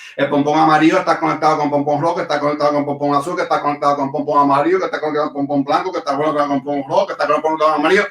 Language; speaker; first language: Spanish; early bilingual, other home language; English